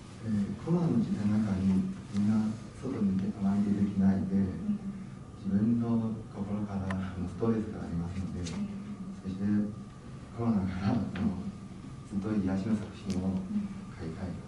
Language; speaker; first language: Japanese; non-native, learner; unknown